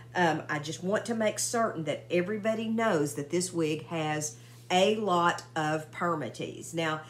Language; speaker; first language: English; native; English